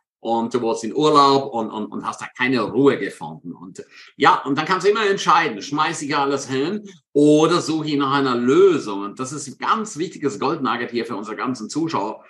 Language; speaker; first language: German; native; German